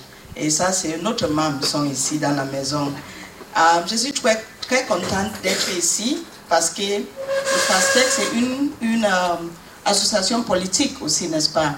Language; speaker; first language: French; non-native, learner; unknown